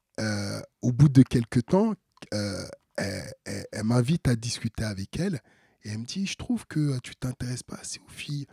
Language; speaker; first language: French; early bilingual, other home language; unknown